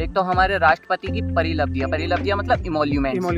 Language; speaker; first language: Hindi; native; Hindi